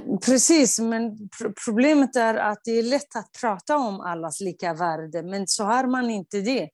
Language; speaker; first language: Swedish; non-native, fluent; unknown